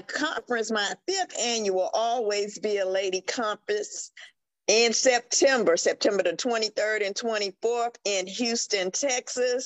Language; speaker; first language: English; native; English